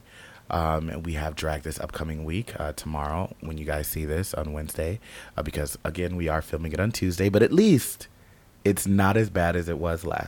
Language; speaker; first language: English; native; English